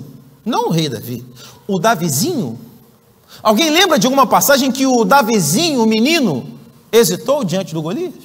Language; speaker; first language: Portuguese; native; Portuguese